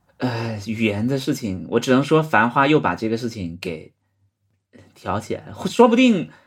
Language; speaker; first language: Chinese; non-native, local second language; Hakka Chinese